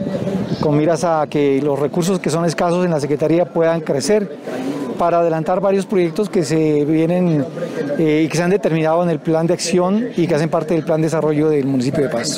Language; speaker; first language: Spanish; native; Spanish